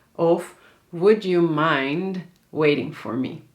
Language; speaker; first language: English; non-native, fluent; Dutch